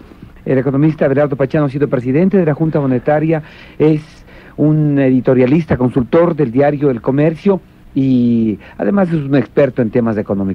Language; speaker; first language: Spanish; native; Spanish